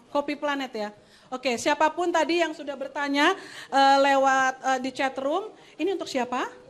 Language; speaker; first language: Indonesian; native; Indonesian